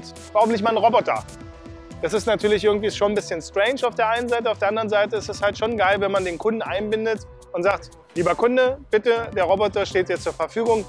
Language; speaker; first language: German; native; German